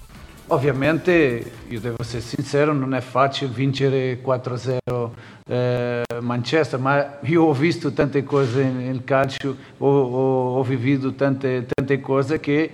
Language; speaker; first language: Italian; non-native, learner; Portuguese